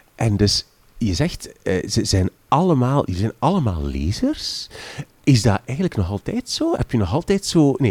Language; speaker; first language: Dutch; native; Dutch